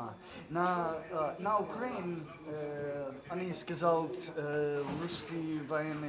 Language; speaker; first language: Russian; non-native, learner; English